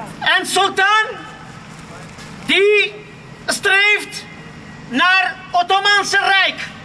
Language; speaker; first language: Dutch; non-native, fluent; Armenian